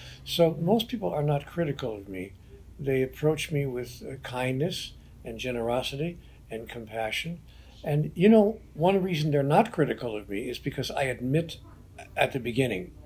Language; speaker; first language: English; native; English